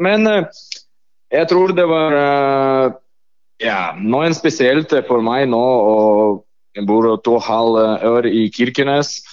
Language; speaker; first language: Norwegian; non-native, learner; Lithuanian